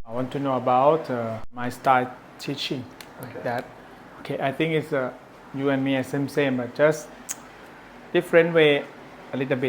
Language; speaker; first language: English; non-native, learner; Thai